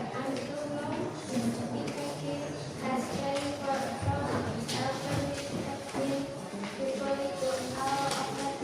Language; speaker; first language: English; non-native, learner; Indonesian